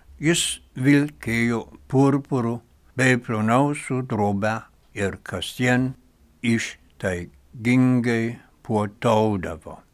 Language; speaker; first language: Lithuanian; non-native, fluent; German